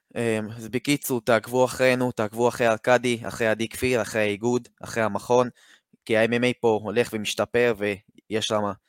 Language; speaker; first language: Hebrew; native; Hebrew